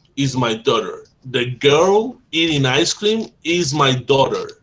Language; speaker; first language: English; non-native, fluent; Spanish